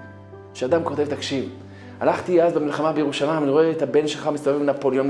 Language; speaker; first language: Hebrew; native; Hebrew